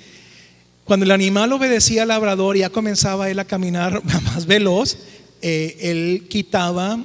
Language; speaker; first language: Spanish; native; Spanish